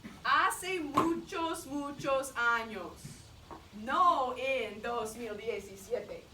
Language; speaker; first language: Spanish; non-native, fluent; English